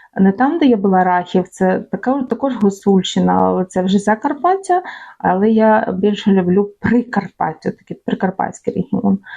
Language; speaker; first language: Ukrainian; native; Ukrainian